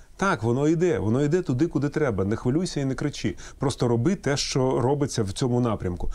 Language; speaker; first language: Ukrainian; non-native, local second language; Russian